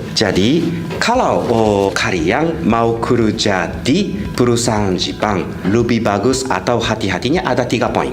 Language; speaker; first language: Indonesian; non-native, fluent; Japanese